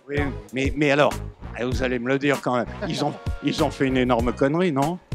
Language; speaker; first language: French; native; French